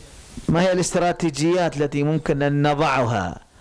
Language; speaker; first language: Arabic; native; Arabic